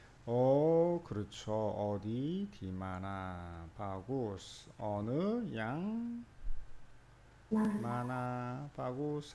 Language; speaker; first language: Korean; native; Korean